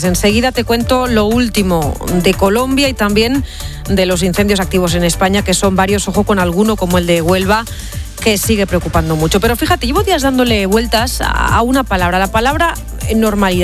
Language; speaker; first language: Spanish; native; Spanish